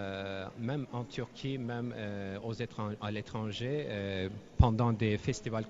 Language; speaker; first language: French; non-native, fluent; Turkish